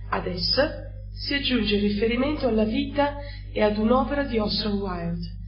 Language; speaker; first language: Italian; native; Italian